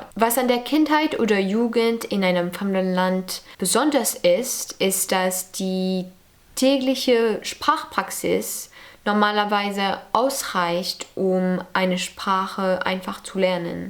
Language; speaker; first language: German; early bilingual, other home language; French